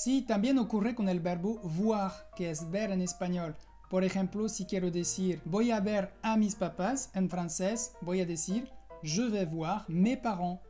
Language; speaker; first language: Spanish; non-native, fluent; French